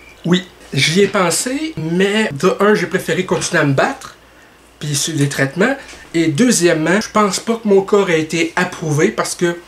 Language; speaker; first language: French; native; French